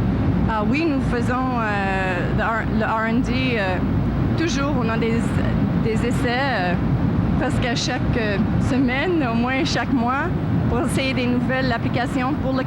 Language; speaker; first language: French; non-native, local second language; English